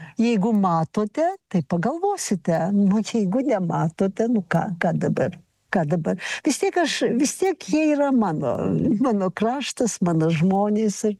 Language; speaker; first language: Lithuanian; native; Lithuanian